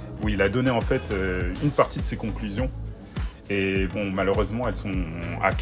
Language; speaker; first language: French; native; French